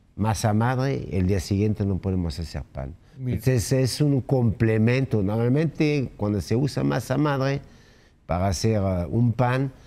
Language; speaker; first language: Spanish; non-native, fluent; French